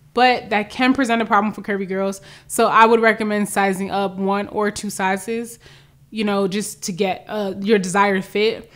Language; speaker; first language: English; native; English